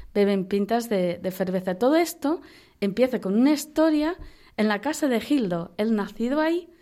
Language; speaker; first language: Spanish; non-native, fluent; English